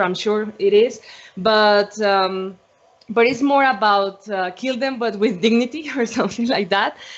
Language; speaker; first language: English; non-native, learner; Spanish